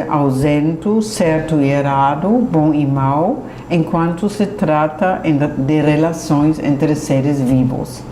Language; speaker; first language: Portuguese; non-native, fluent; German